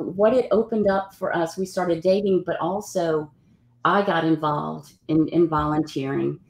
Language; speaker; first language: English; native; English